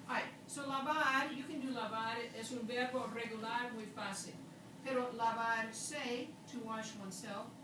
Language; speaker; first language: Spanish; non-native, fluent; English